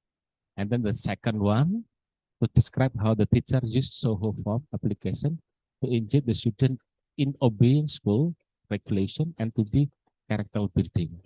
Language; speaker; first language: English; non-native, learner; Indonesian